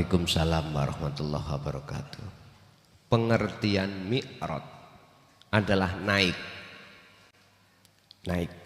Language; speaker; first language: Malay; non-native, local second language; Javanese